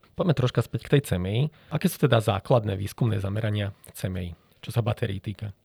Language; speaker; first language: Slovak; native; Slovak